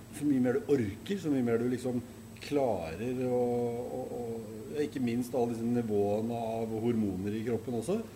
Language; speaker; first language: Norwegian; native; Norwegian